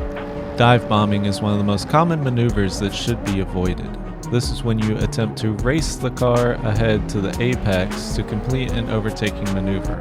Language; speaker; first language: English; native; English